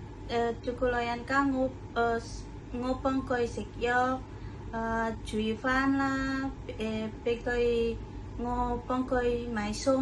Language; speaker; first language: Cantonese; non-native, learner; Indonesian